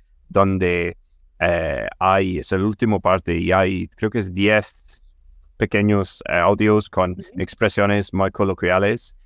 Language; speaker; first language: Spanish; non-native, fluent; English